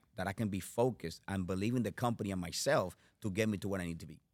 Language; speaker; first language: English; non-native, fluent; Spanish